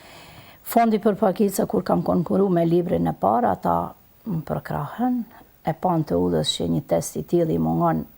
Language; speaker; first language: Albanian; native; Albanian